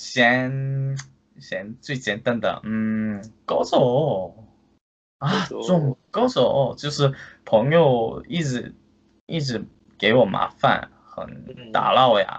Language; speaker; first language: Chinese; non-native, fluent; Korean